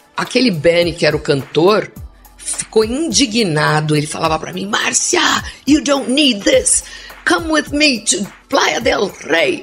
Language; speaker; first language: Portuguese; non-native, local second language; English